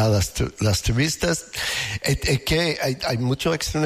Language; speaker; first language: Spanish; non-native, learner; English